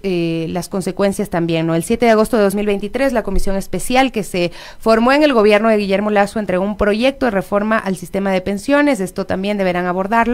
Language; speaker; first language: Spanish; native; Spanish